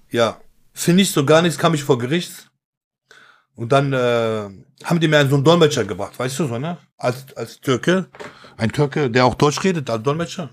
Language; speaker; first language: German; early bilingual, other home language; Kurdish